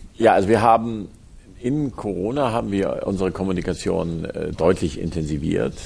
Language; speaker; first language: German; native; German